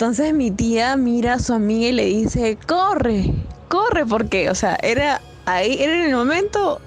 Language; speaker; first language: Spanish; native; Spanish